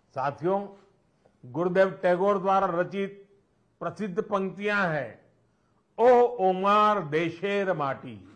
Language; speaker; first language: Hindi; non-native, local second language; Gujarati